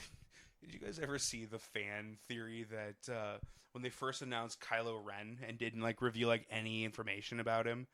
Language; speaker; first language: English; native; English